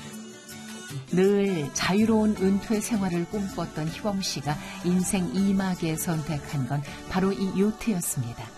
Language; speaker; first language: Korean; native; Korean